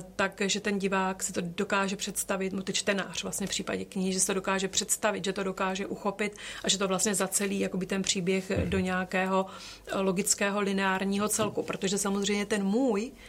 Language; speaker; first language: Czech; native; Czech